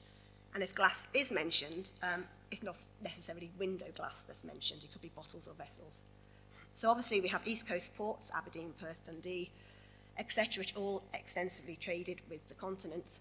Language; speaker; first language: English; native; English